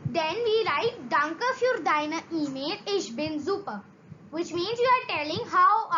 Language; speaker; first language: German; non-native, learner; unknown